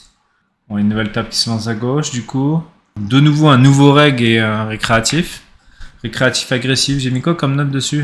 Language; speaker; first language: French; native; French